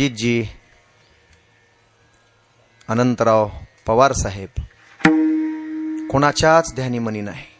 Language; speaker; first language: Marathi; native; Marathi